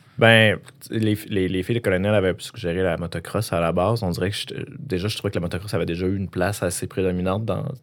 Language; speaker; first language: French; native; French